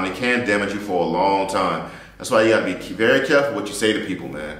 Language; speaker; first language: English; native; English